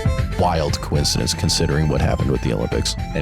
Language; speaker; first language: English; native; English